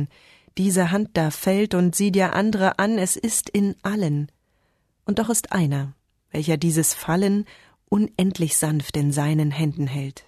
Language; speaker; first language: German; native; German